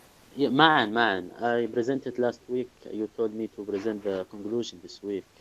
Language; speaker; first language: English; non-native, fluent; Arabic